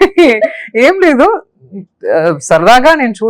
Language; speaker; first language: Telugu; non-native, learner; Tamil